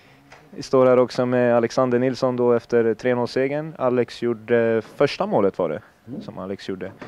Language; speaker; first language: Swedish; native; Swedish